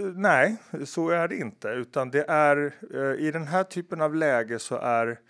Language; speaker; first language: Swedish; native; Swedish